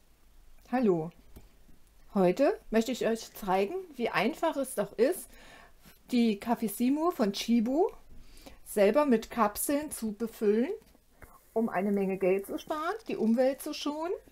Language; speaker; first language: German; native; German